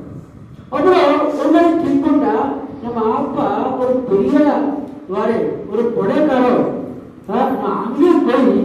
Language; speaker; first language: Tamil; non-native, learner; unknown